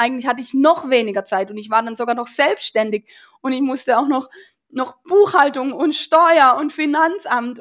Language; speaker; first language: German; native; German